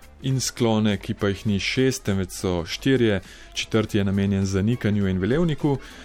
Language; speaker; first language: Slovenian; native; Slovenian